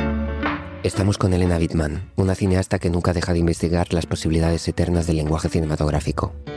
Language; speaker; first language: Spanish; native; Spanish